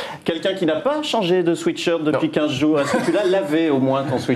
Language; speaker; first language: French; native; French